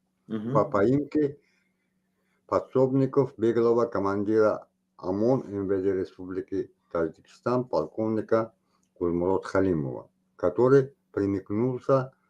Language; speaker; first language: Russian; non-native, local second language; Tajik